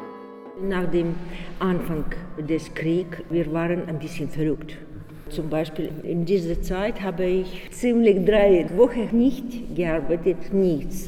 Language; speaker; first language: German; non-native, learner; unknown